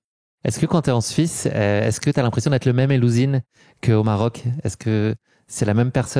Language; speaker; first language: French; native; French